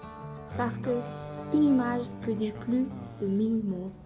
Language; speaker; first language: French; non-native, learner; Dutch